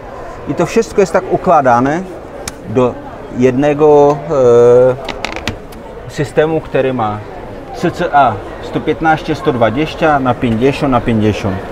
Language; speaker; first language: Polish; non-native, learner; Czech